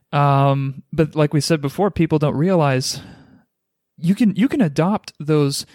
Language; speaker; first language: English; native; English